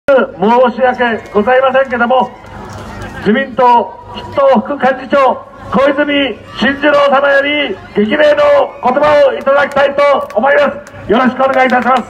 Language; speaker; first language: Japanese; native; Japanese